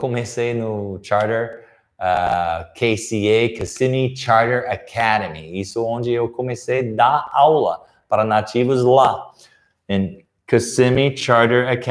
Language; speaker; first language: Portuguese; non-native, fluent; English